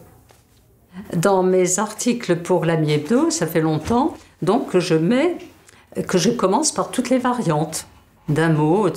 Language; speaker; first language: French; native; French